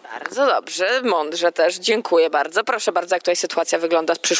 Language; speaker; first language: Polish; native; Polish